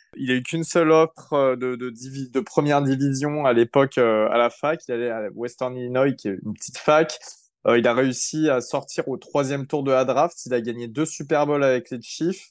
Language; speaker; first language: French; native; French